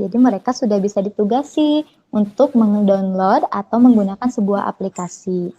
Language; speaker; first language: Indonesian; native; Indonesian